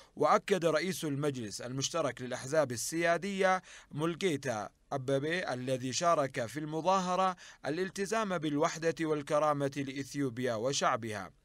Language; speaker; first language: Arabic; non-native, fluent; Amharic